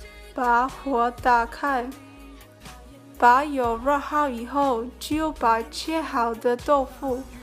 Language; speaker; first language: Chinese; early bilingual, heritage; Chinese